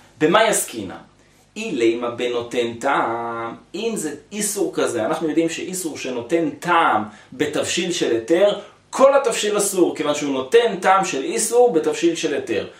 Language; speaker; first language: Hebrew; native; Hebrew